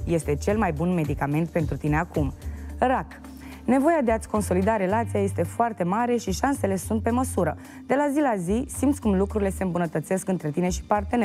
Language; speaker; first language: Romanian; native; Romanian